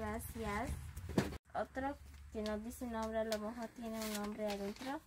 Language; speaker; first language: Spanish; early bilingual, other home language; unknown